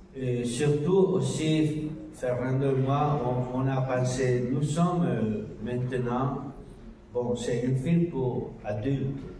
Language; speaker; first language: French; non-native, learner; Spanish